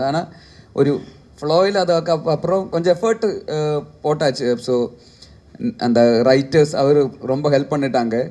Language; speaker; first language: Tamil; non-native, learner; Malayalam